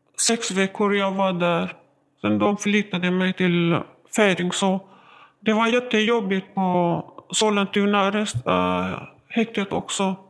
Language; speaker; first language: Swedish; non-native, learner; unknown